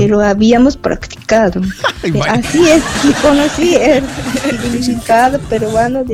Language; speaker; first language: Spanish; non-native, fluent; Japanese